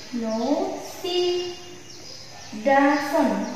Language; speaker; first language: English; non-native, learner; Indonesian